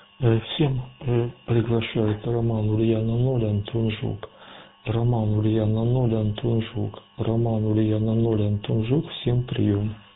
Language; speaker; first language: Russian; native; Russian